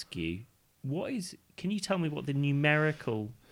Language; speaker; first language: English; native; English